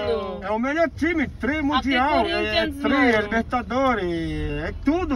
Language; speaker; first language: Portuguese; non-native, fluent; Filipino